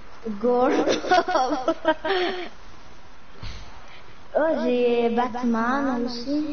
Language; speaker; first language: French; native; French